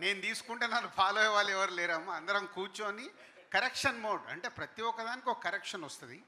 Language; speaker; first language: Telugu; native; Telugu